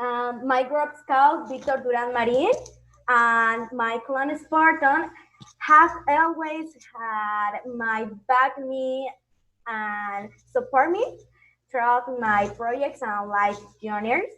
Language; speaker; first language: English; non-native, learner; Spanish